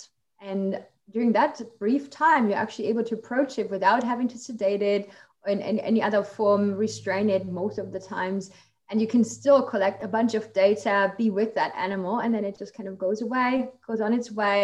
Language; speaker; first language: English; non-native, fluent; German